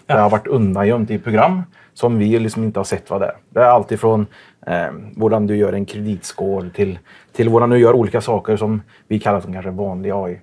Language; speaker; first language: Swedish; native; Swedish